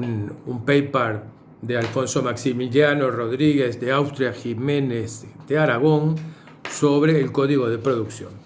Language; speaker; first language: Spanish; native; Spanish